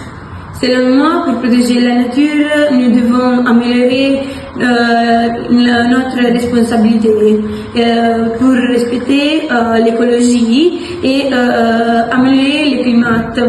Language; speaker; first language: French; non-native, learner; Italian